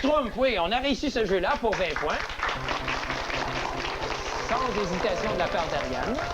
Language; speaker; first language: French; native; French